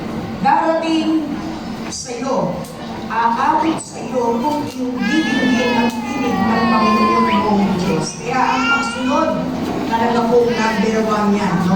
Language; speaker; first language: Filipino; native; Filipino